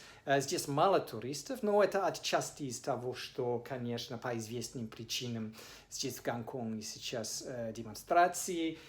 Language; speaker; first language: Russian; non-native, fluent; English